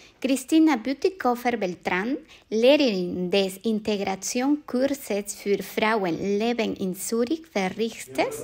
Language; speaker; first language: German; non-native, fluent; Spanish